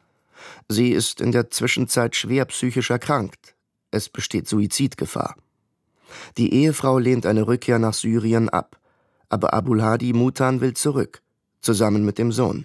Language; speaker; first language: German; native; German